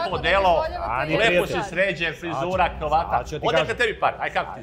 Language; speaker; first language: Serbian; native; Serbian